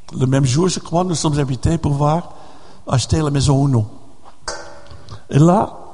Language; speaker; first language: French; non-native, fluent; Dutch